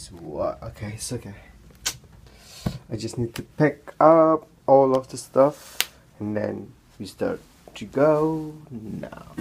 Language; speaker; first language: English; non-native, learner; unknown